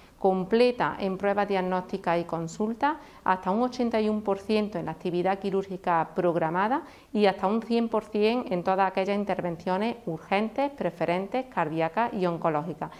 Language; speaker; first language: Spanish; native; Spanish